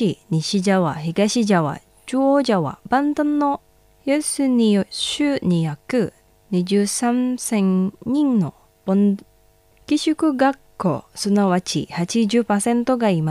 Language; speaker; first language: Japanese; non-native, fluent; Indonesian